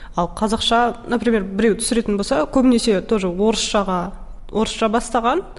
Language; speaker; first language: Kazakh; native; Kazakh